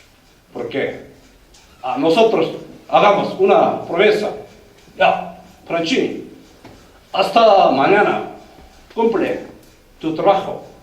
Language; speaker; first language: Spanish; non-native, learner; Korean